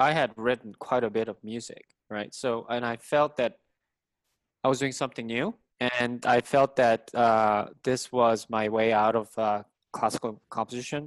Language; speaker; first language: English; non-native, fluent; Korean